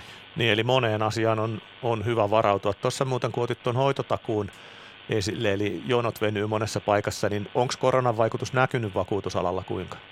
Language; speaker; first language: Finnish; native; Finnish